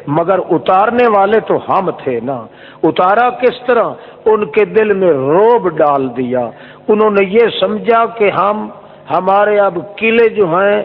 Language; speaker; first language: Urdu; non-native, local second language; Saraiki